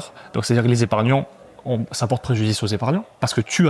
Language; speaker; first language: French; native; French